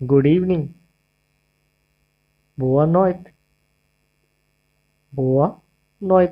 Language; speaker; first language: Portuguese; non-native, learner; English